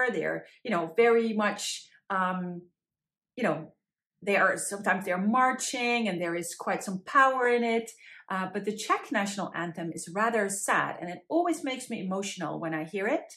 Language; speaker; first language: English; non-native, fluent; Dutch